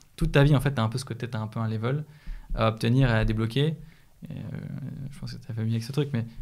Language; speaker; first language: French; native; French